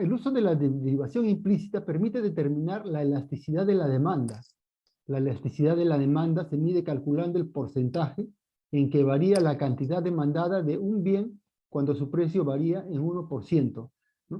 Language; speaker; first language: Spanish; native; Spanish